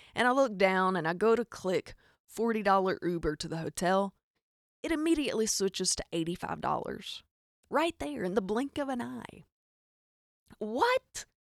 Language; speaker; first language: English; native; English